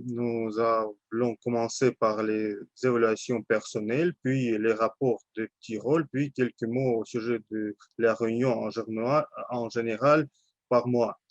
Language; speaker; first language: French; non-native, learner; Russian